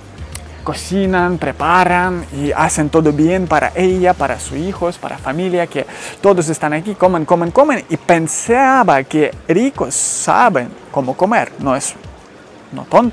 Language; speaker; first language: Spanish; non-native, fluent; Ukrainian